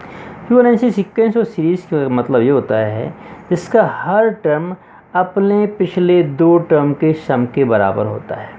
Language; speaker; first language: Hindi; native; Hindi